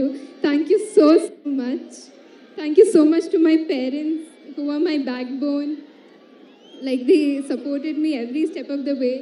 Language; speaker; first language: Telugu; non-native, fluent; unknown